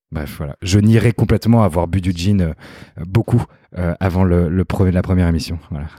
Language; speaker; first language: French; native; French